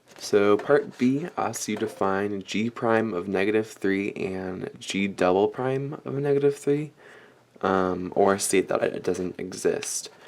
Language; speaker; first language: English; native; English